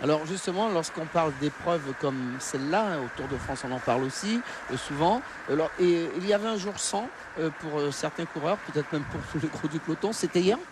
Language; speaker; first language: French; native; French